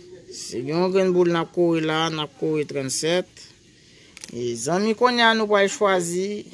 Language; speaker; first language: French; non-native, local second language; Haitian Creole